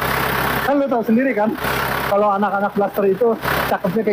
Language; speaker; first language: Indonesian; native; Indonesian